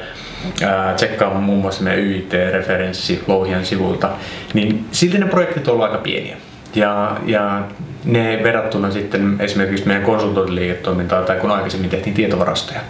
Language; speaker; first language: Finnish; native; Finnish